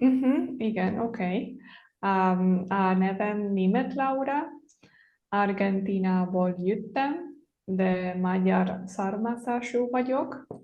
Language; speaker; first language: Hungarian; non-native, learner; Spanish